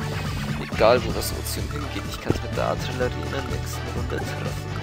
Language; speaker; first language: German; native; German